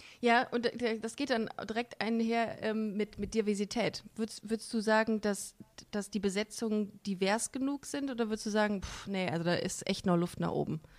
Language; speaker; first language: German; native; German